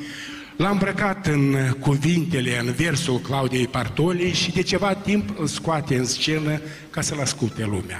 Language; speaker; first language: Romanian; native; Romanian